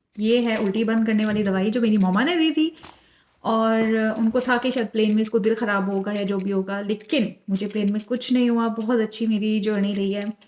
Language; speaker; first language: Urdu; native; Urdu